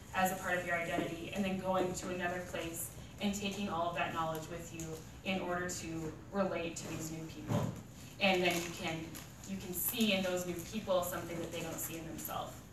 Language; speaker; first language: English; native; English